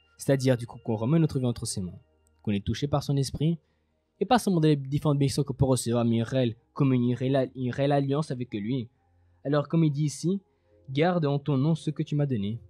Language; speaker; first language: French; native; French